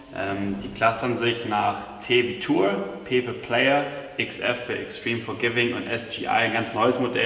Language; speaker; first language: German; native; German